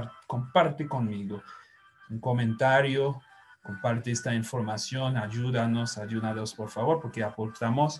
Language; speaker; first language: Spanish; non-native, fluent; French